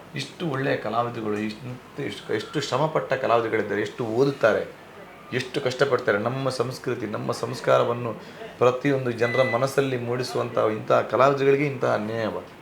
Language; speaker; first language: Kannada; non-native, local second language; Tulu